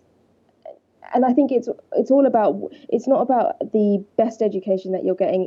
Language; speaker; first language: English; native; English